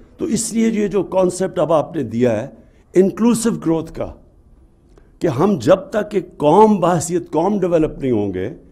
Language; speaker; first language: Urdu; native; Urdu